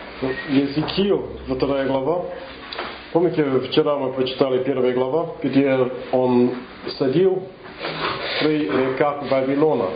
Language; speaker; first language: Russian; non-native, fluent; English